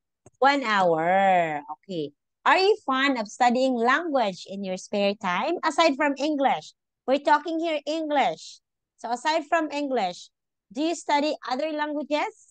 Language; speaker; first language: English; non-native, local second language; Filipino